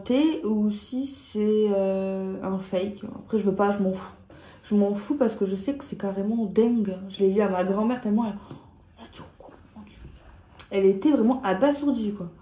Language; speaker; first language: French; native; French